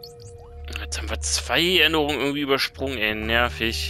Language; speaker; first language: German; native; German